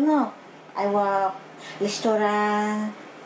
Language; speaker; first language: English; non-native, learner; Indonesian